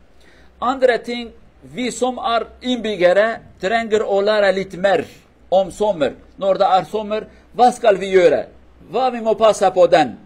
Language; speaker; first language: Norwegian; non-native, learner; Kurdish